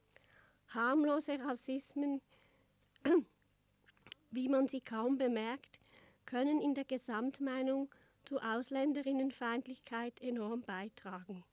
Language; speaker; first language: German; native; German